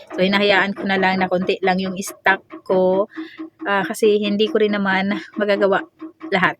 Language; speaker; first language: Filipino; non-native, local second language; Waray